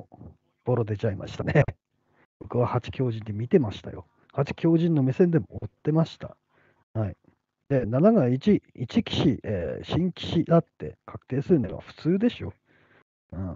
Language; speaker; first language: Japanese; native; Japanese